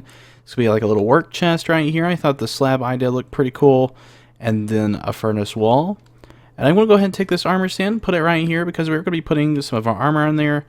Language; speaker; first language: English; native; English